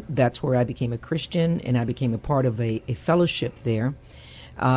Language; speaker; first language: English; early bilingual, other home language; Spanish